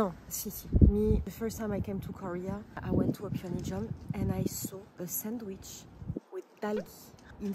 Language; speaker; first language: English; non-native, learner; French